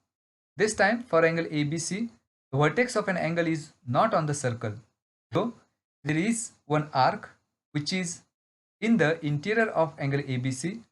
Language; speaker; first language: English; non-native, local second language; Marathi